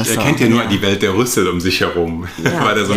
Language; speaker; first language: German; native; German